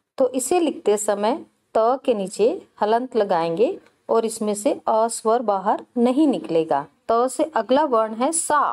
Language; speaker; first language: Hindi; native; Hindi